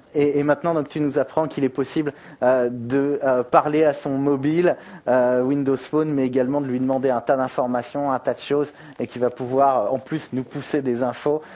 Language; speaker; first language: French; native; French